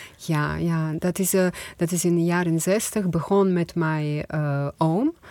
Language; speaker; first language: Dutch; non-native, fluent; Croatian